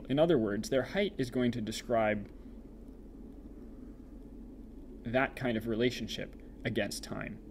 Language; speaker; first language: English; native; English